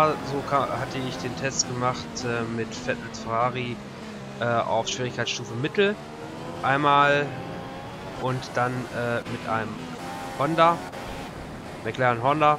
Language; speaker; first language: German; native; German